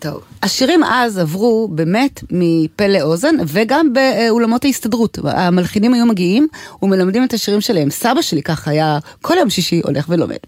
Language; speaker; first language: Hebrew; native; Hebrew